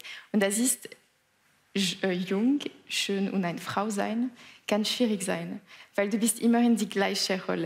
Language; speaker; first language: German; non-native, local second language; French